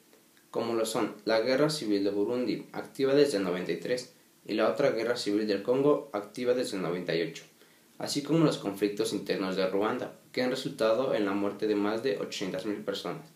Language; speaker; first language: Spanish; native; Spanish